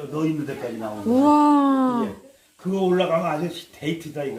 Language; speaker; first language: Korean; native; Korean